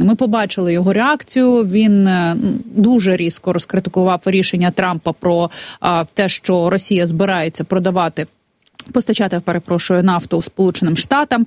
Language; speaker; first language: Ukrainian; native; Ukrainian